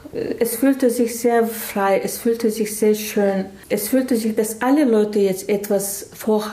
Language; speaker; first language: German; non-native, learner; Chechen